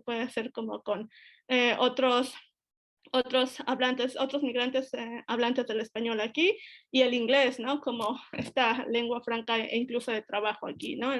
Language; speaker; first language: Spanish; native; Spanish